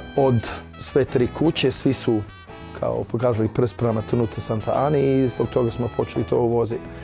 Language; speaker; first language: Croatian; early bilingual, heritage; Croatian